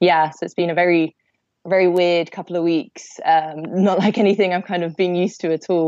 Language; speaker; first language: English; native; English